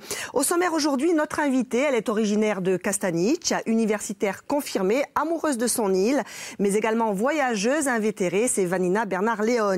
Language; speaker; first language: French; native; French